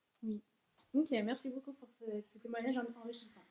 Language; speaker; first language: French; native; French